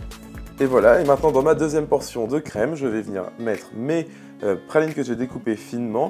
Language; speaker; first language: French; native; French